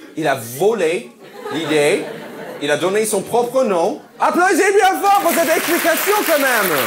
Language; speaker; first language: French; non-native, fluent; English